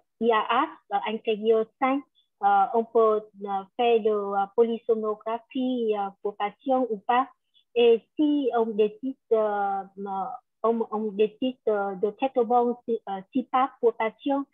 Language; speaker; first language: French; non-native, learner; Vietnamese